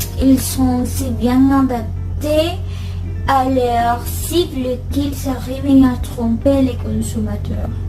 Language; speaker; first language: French; non-native, learner; Spanish